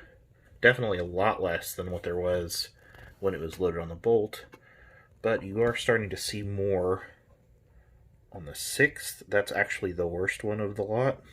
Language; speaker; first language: English; native; English